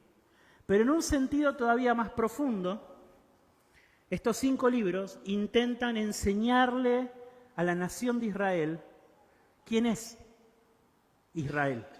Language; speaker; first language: Spanish; native; Spanish